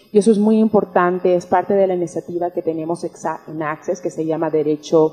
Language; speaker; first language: Spanish; early bilingual, heritage; Spanish